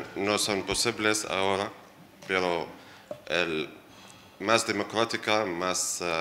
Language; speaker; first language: Spanish; non-native, learner; Arabic